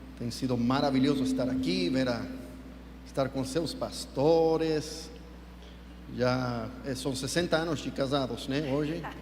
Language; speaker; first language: Portuguese; non-native, fluent; English